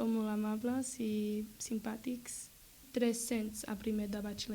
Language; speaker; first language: Catalan; non-native, learner; English